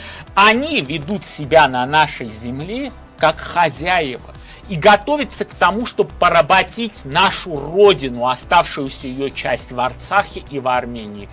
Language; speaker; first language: Russian; non-native, local second language; Armenian